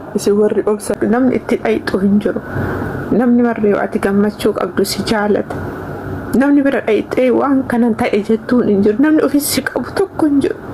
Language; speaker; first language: Oromo; native; Oromo